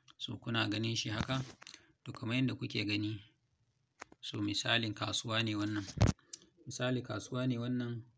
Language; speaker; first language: Hausa; non-native, local second language; Kanuri